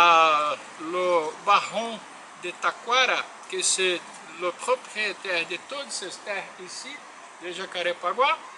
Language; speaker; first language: French; non-native, learner; Portuguese